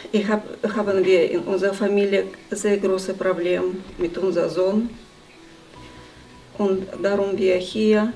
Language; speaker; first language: German; non-native, learner; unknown